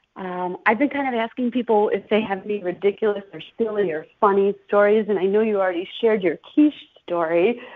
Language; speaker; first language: English; native; English